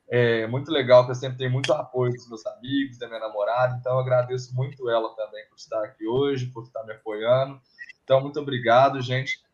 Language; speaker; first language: Portuguese; native; Portuguese